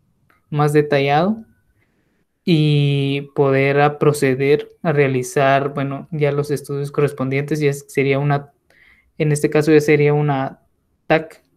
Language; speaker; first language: Spanish; native; Spanish